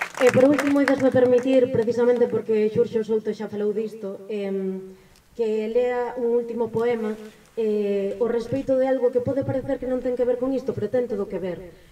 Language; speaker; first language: Galician; non-native, local second language; Spanish